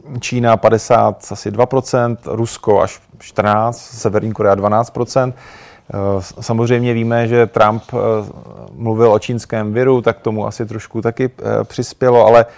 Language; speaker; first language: Czech; native; Czech